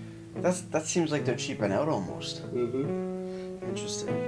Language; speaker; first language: English; native; English